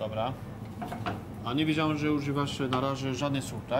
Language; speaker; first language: Polish; non-native, fluent; French